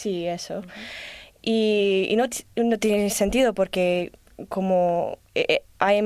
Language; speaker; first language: Spanish; non-native, learner; English